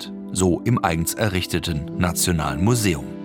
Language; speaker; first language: German; native; German